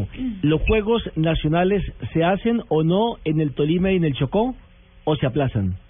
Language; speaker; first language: Spanish; native; Spanish